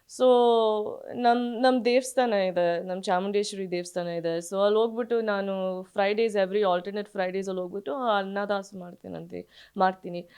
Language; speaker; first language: Kannada; early bilingual, heritage; Kannada